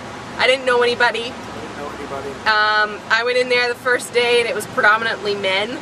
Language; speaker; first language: English; native; English